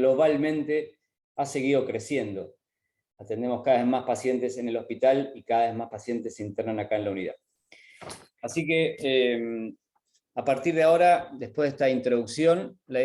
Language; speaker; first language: Spanish; native; Spanish